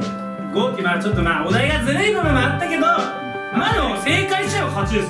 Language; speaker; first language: Japanese; native; Japanese